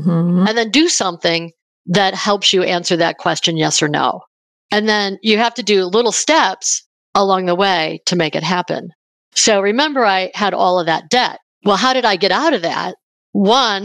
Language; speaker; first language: English; native; English